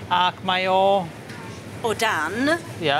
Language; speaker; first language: Welsh; native; Welsh